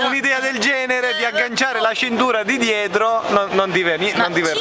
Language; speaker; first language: Italian; native; Italian